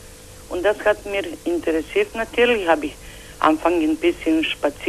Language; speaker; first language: German; non-native, fluent; Croatian